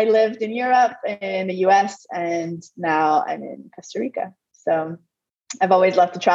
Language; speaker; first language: English; non-native, fluent; French